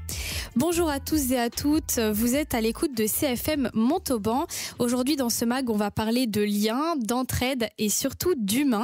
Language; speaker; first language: French; native; French